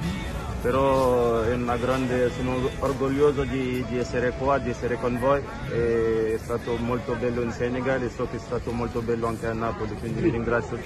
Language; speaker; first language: Italian; non-native, fluent; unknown